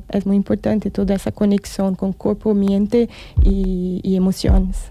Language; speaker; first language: Spanish; non-native, learner; Portuguese